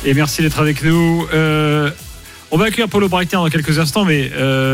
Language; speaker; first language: French; native; French